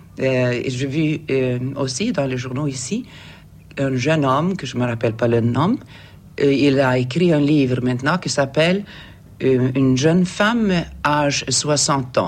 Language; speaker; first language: French; non-native, fluent; Swedish